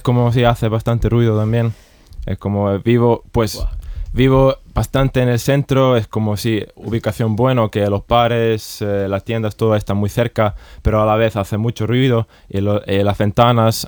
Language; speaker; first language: Spanish; non-native, fluent; Estonian